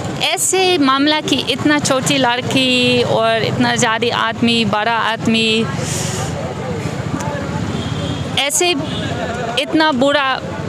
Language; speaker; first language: Hindi; non-native, learner; Dutch